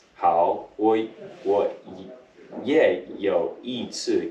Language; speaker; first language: Chinese; non-native, learner; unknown